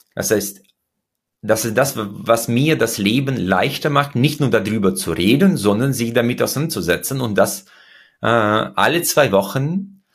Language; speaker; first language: German; early bilingual, other home language; Russian